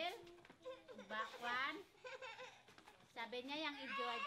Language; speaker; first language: Indonesian; native; Indonesian